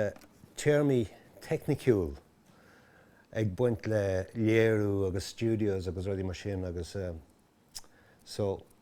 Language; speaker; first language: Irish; non-native, local second language; English